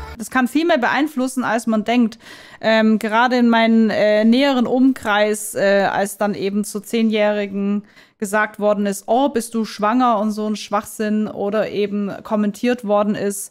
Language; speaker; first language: German; native; German